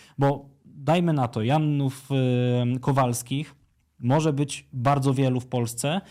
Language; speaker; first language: Polish; native; Polish